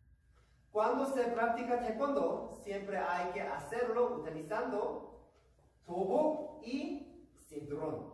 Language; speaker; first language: Spanish; non-native, learner; Korean